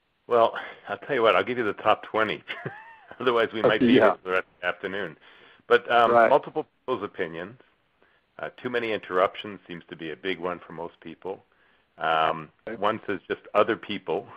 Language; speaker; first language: English; native; English